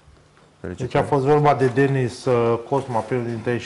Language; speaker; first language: Romanian; native; Romanian